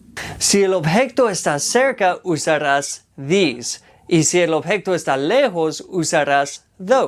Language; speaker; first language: Spanish; non-native, fluent; English